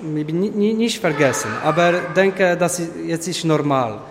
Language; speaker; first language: German; non-native, learner; Polish